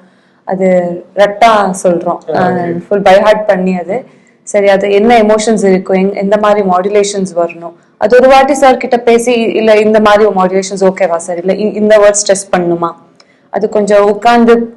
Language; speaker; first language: Tamil; non-native, fluent; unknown